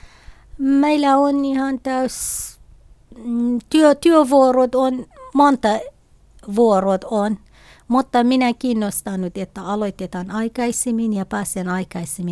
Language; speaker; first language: Finnish; non-native, learner; Kurdish